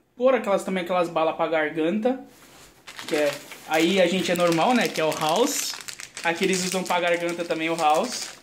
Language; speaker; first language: Portuguese; native; Portuguese